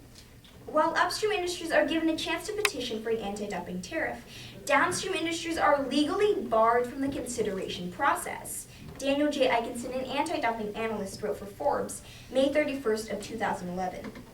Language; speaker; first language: English; native; English